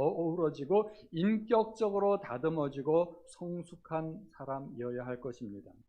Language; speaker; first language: Korean; native; Korean